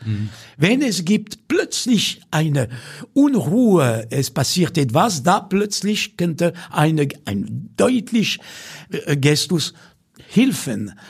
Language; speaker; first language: German; non-native, fluent; French